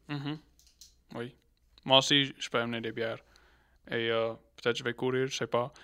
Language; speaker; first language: French; non-native, local second language; English